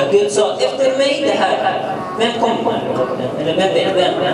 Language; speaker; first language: Swedish; early bilingual, other home language; Arabic